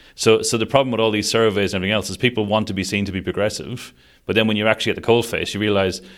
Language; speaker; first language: English; native; English